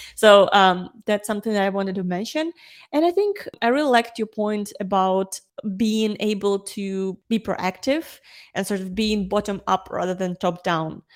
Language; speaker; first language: English; non-native, fluent; Ukrainian